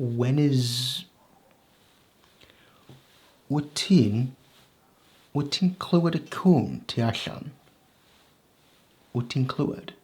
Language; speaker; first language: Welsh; non-native, local second language; English